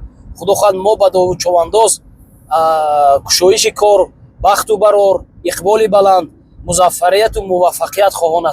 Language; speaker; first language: Persian; native; Persian